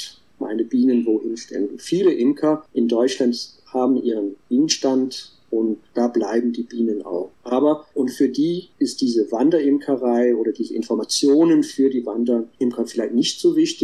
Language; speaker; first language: German; non-native, fluent; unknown